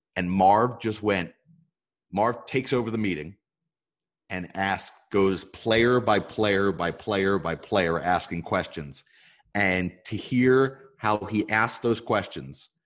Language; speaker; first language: English; native; English